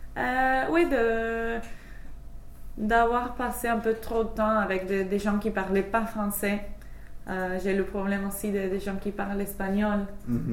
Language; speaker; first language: French; non-native, fluent; English